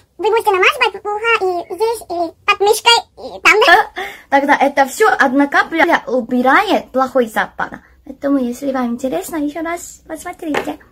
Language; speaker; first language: Russian; non-native, learner; Korean